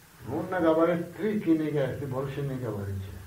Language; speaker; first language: Russian; non-native, learner; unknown